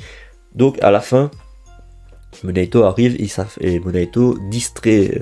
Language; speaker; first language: French; native; French